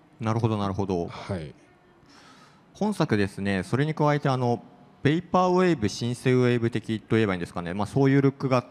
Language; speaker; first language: Japanese; native; Japanese